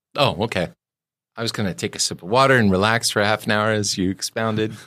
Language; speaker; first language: English; native; English